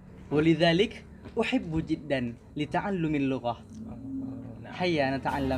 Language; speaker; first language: Arabic; non-native, learner; Indonesian